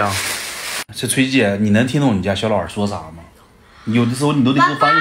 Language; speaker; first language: Chinese; native; Chinese